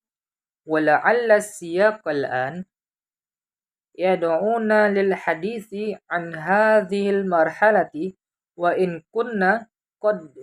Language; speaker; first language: Arabic; non-native, fluent; Indonesian